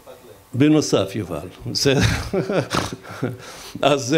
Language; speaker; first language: Hebrew; non-native, local second language; Arabic